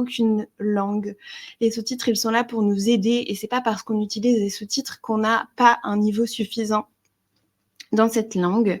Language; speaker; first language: French; native; French